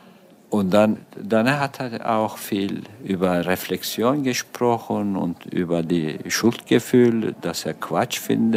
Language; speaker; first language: German; non-native, fluent; Turkish